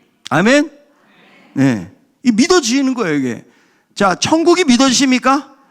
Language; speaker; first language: Korean; native; Korean